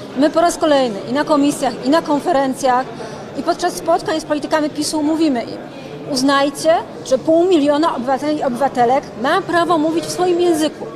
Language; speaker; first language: Polish; native; Polish